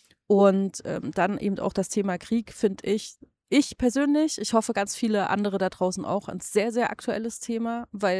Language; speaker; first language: German; native; German